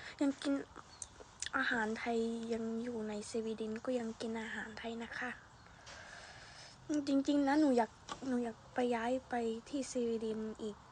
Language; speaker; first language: Thai; early bilingual, heritage; Thai